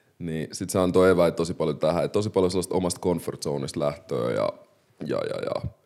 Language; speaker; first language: Finnish; early bilingual, other home language; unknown